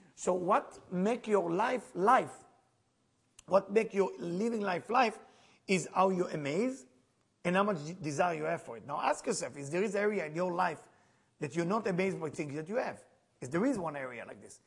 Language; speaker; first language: English; non-native, fluent; Hebrew